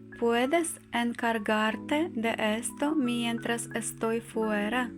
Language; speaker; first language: Spanish; non-native, fluent; Ukrainian